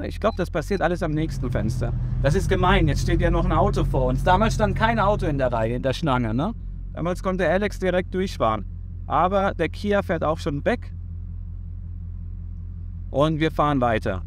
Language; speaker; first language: German; native; German